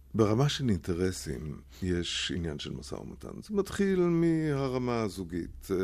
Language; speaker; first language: Hebrew; non-native, fluent; German